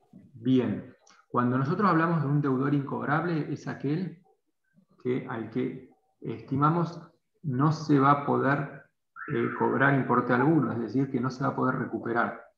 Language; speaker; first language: Spanish; native; Spanish